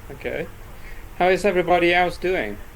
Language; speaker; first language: English; non-native, fluent; Vietnamese